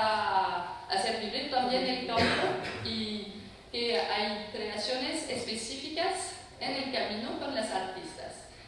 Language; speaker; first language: Spanish; non-native, fluent; French